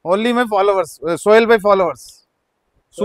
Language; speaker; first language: Telugu; non-native, local second language; Urdu